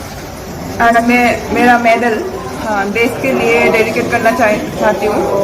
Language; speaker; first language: Hindi; non-native, local second language; Assamese